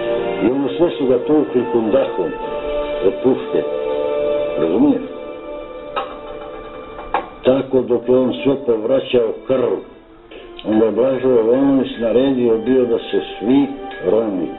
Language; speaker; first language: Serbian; non-native, local second language; Romany